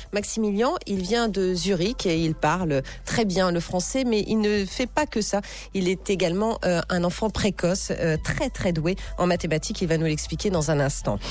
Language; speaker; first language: French; native; French